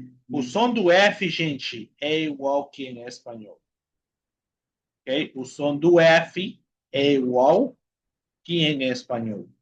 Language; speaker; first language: Portuguese; non-native, fluent; Spanish